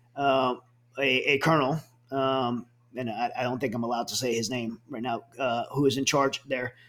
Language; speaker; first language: English; native; English